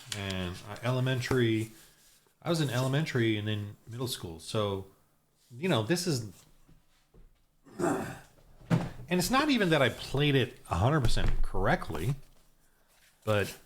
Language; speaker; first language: English; native; English